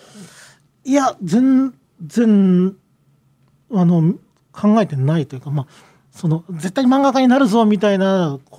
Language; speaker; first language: Japanese; native; Japanese